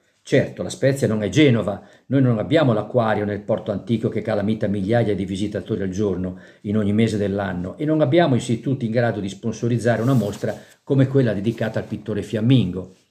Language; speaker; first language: Italian; native; Italian